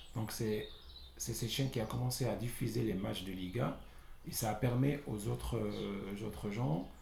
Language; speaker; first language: French; non-native, local second language; Arabic